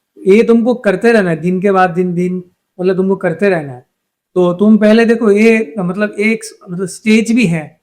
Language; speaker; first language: Hindi; non-native, local second language; Bangla